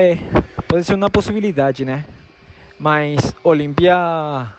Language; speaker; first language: Portuguese; non-native, learner; Spanish